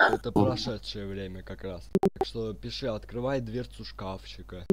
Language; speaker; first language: Russian; native; Russian